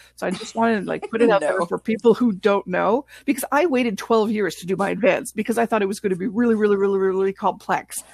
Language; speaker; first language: English; non-native, fluent; French